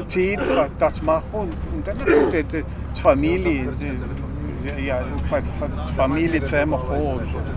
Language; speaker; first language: German; early bilingual, heritage; German